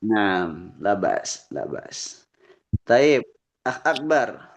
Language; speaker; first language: Arabic; non-native, fluent; Indonesian